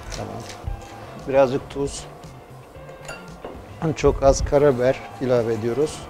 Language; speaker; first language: Turkish; native; Turkish